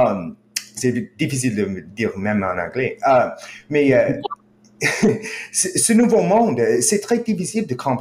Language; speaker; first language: French; non-native, fluent; English